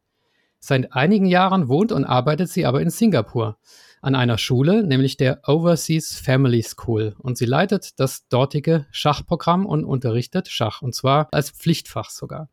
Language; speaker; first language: German; native; German